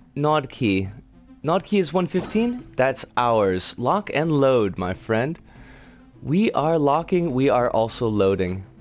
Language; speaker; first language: English; native; English